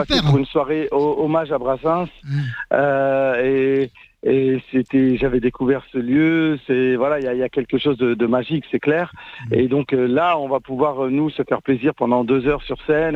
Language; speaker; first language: French; native; French